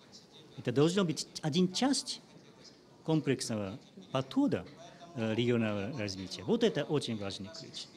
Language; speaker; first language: Russian; non-native, learner; Japanese